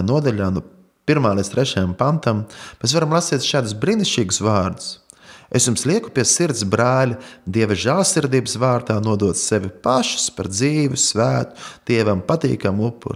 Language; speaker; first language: Latvian; native; Latvian